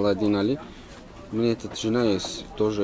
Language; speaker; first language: Russian; non-native, learner; Turkish